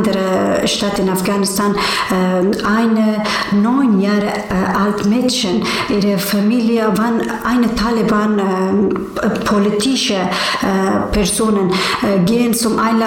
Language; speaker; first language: German; non-native, learner; Persian